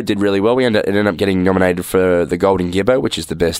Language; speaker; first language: English; native; English